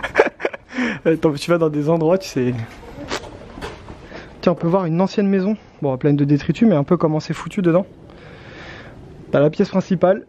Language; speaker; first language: French; native; French